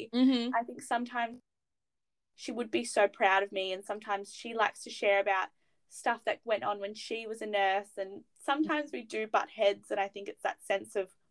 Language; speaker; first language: English; native; English